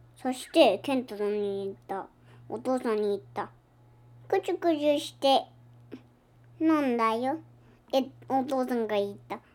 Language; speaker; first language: Japanese; early bilingual, heritage; Japanese